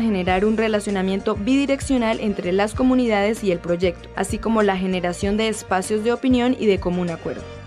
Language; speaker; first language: Spanish; native; Spanish